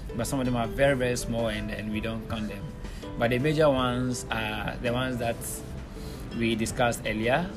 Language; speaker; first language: English; non-native, local second language; Akan